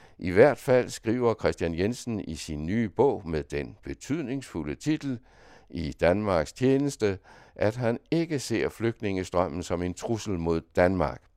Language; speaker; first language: Danish; native; Danish